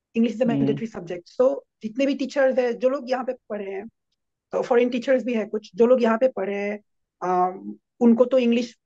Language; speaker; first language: Hindi; non-native, local second language; Assamese